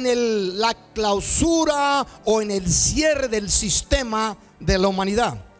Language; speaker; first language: Spanish; native; Spanish